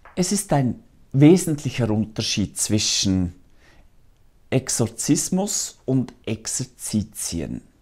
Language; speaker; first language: German; native; German